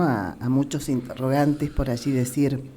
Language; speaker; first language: Spanish; native; Spanish